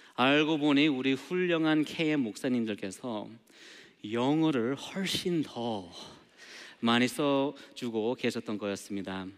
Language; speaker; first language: Korean; non-native, learner; English